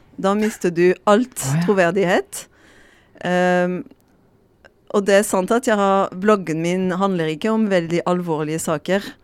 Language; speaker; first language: Norwegian; non-native, fluent; French